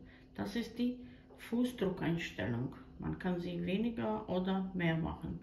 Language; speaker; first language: German; non-native, learner; Croatian